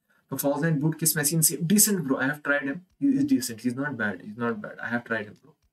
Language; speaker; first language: English; non-native, local second language; Hindi